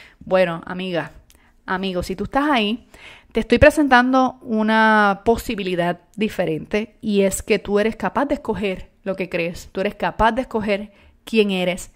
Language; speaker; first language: Spanish; native; Spanish